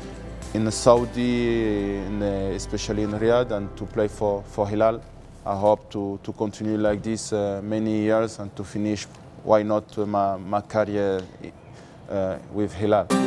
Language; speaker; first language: English; non-native, learner; French